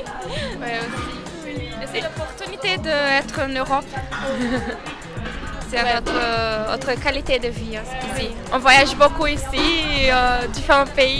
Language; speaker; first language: French; non-native, fluent; Portuguese